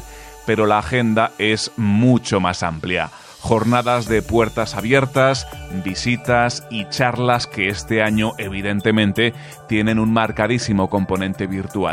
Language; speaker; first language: Spanish; native; Spanish